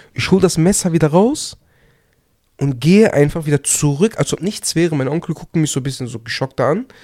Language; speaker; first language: German; early bilingual, other home language; Turkish